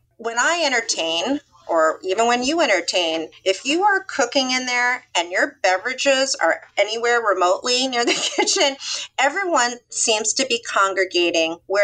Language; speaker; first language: English; native; English